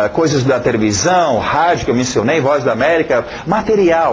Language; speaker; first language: Portuguese; non-native, fluent; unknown